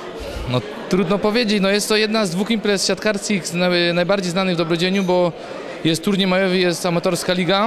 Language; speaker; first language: Polish; native; Polish